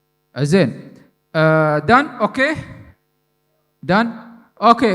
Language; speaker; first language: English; non-native, learner; Arabic